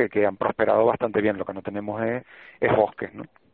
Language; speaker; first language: Spanish; native; Spanish